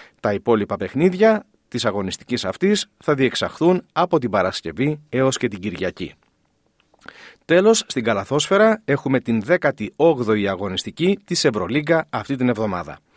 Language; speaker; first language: Greek; native; Greek